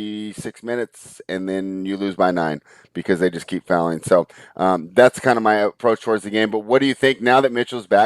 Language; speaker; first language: English; native; English